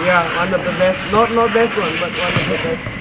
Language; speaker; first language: English; non-native, learner; Vietnamese